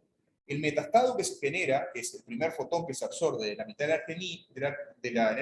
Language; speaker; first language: Spanish; native; Spanish